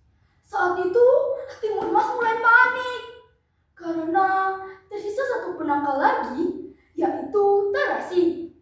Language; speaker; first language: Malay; non-native, local second language; Balinese